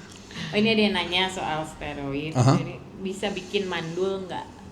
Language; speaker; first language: Indonesian; native; Indonesian